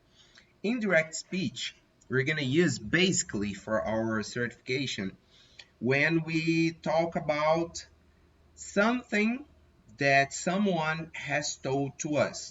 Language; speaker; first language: English; non-native, fluent; Portuguese